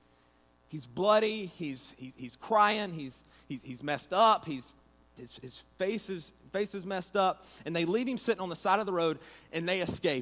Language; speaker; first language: English; native; English